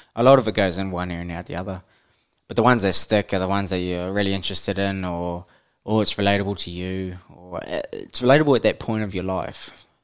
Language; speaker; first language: English; native; English